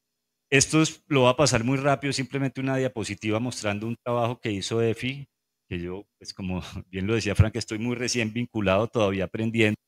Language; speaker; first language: Spanish; native; Spanish